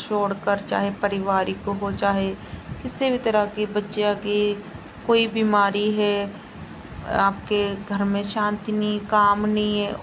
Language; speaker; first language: Hindi; non-native, local second language; Punjabi